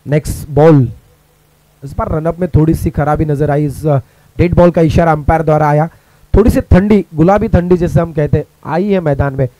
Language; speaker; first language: Hindi; non-native, local second language; Marathi